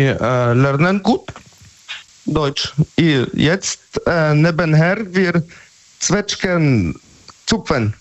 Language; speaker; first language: German; non-native, learner; Polish